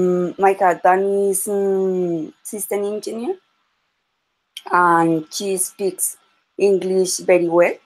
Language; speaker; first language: English; non-native, learner; Spanish